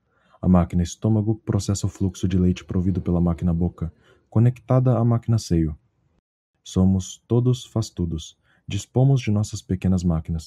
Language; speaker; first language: Portuguese; native; Portuguese